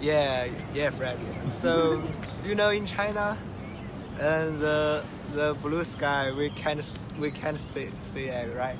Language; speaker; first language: English; non-native, learner; Chinese